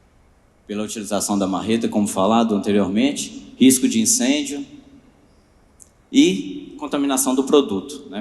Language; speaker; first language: Portuguese; native; Portuguese